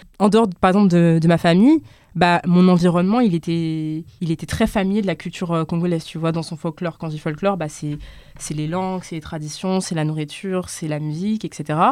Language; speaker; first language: French; early bilingual, other home language; Lingala